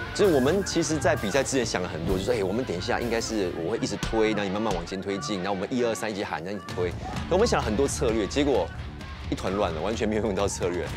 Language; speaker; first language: Chinese; native; Chinese